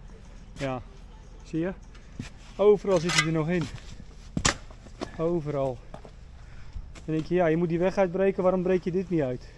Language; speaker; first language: Dutch; native; Dutch